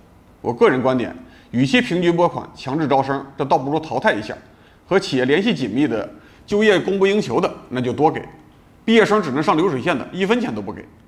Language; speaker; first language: Chinese; native; Chinese